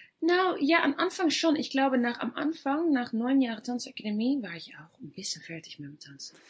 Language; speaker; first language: German; non-native, fluent; Dutch